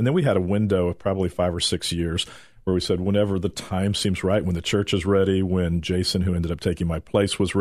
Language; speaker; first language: English; native; English